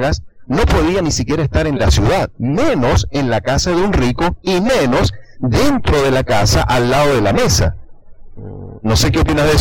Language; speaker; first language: Spanish; native; Spanish